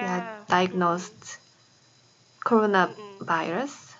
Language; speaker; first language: English; non-native, fluent; Korean